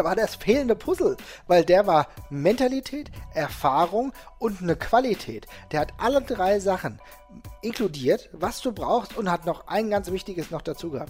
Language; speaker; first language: German; native; German